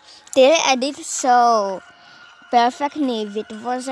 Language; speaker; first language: Czech; non-native, learner; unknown